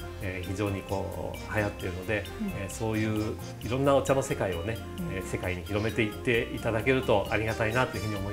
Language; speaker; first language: Japanese; native; Japanese